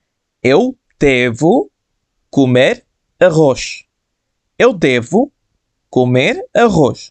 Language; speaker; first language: Portuguese; non-native, fluent; Bangla